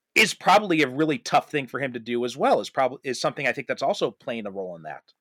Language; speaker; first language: English; native; English